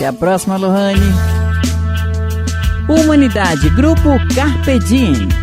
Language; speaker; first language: Portuguese; native; Portuguese